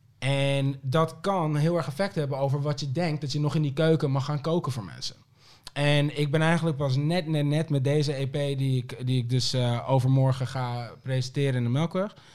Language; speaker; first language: Dutch; early bilingual, other home language; Papiamento